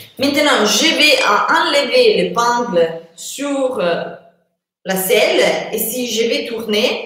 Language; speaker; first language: French; non-native, fluent; Italian